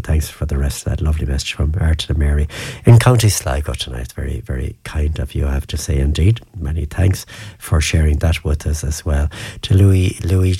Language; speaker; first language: English; native; English